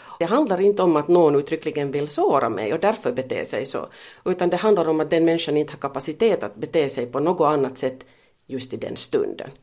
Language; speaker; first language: Swedish; non-native, local second language; Finnish